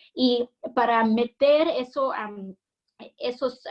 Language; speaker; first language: Spanish; early bilingual, heritage; English